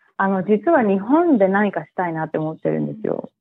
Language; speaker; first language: Japanese; early bilingual, heritage; Japanese